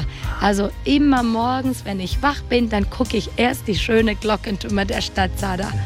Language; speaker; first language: German; non-native, fluent; Croatian